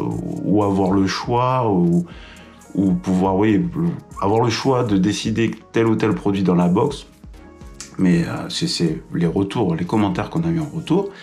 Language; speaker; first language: French; native; French